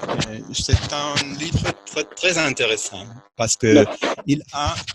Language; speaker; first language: French; non-native, fluent; Spanish